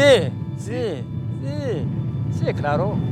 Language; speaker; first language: Spanish; non-native, learner; Arabic